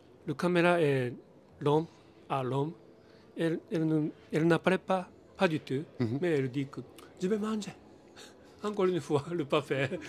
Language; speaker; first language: French; non-native, learner; Japanese